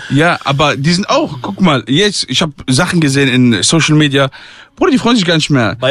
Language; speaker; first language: German; early bilingual, other home language; Arabic